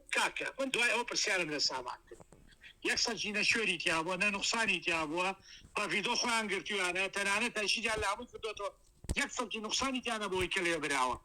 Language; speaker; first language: Central Kurdish; native; Central Kurdish